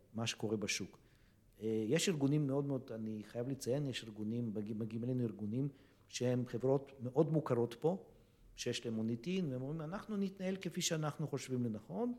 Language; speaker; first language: Hebrew; early bilingual, other home language; Russian